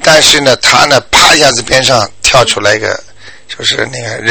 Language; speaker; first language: Chinese; native; Chinese